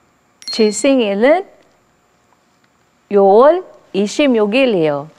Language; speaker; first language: Korean; non-native, learner; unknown